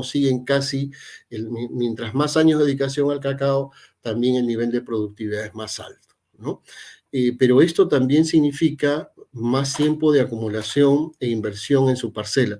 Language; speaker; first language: Spanish; native; Spanish